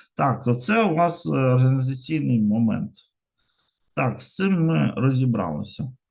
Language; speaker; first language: Ukrainian; non-native, local second language; Russian